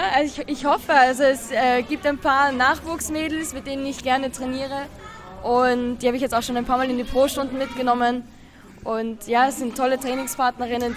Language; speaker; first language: German; native; German